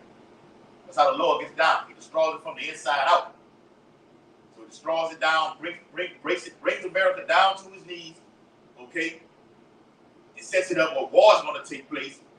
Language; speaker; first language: English; native; English